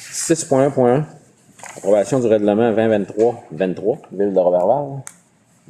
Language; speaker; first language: French; native; French